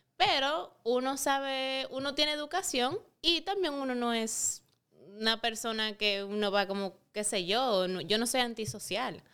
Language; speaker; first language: Spanish; native; Spanish